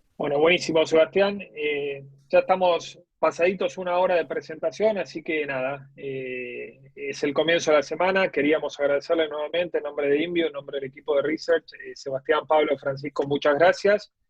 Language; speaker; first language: Spanish; native; Spanish